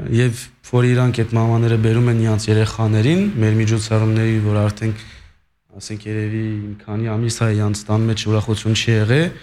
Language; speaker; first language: Armenian; early bilingual, heritage; Armenian